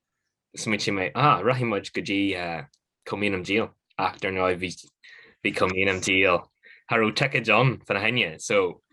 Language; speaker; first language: Irish; non-native, local second language; English